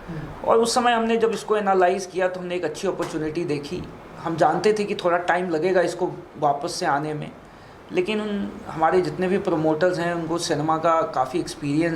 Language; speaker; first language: Hindi; native; Hindi